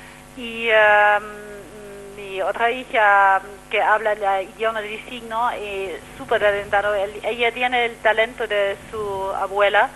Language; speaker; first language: Spanish; non-native, fluent; German